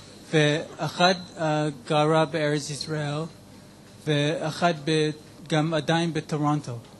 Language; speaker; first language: Hebrew; non-native, learner; English